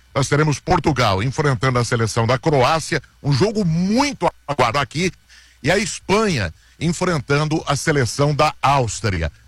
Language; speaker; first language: Portuguese; native; Portuguese